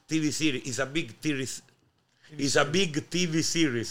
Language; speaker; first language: English; non-native, learner; Italian